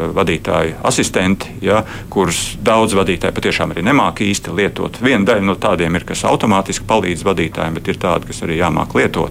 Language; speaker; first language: Latvian; native; Latvian